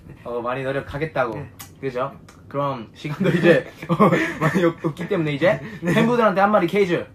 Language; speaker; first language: Korean; non-native, fluent; Japanese